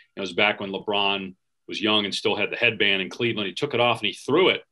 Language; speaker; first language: English; native; English